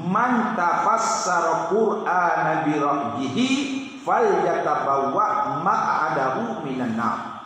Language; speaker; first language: Thai; non-native, local second language; Pattani Malay